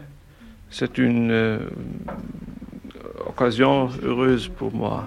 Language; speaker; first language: French; non-native, learner; German